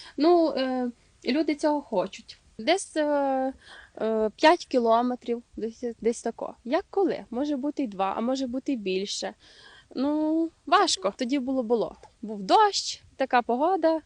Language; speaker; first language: Ukrainian; native; Ukrainian